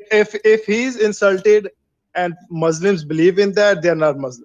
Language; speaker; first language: English; non-native, fluent; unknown